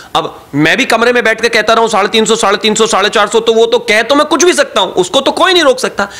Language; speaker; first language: Hindi; native; Hindi